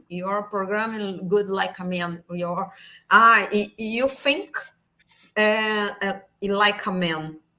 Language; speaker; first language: English; non-native, learner; Portuguese